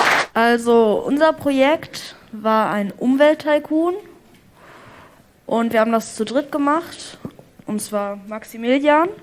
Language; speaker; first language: German; native; German